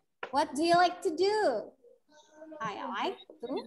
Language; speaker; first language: English; non-native, fluent; Indonesian